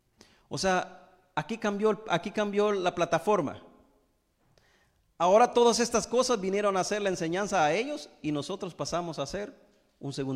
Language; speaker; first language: Spanish; native; Spanish